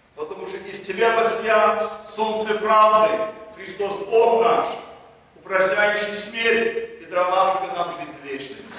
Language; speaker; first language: Russian; early bilingual, heritage; Russian